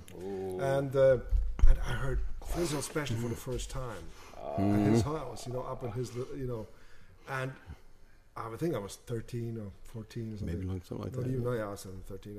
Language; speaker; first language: English; non-native, fluent; German